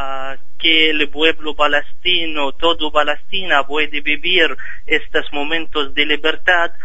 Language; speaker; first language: Spanish; non-native, fluent; Arabic